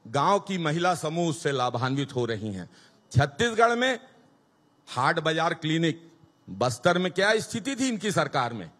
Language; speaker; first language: Hindi; native; Hindi